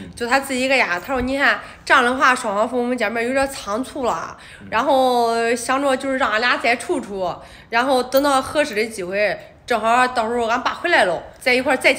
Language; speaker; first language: Chinese; native; Chinese